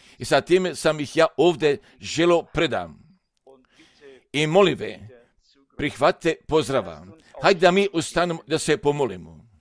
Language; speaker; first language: Serbian; non-native, fluent; German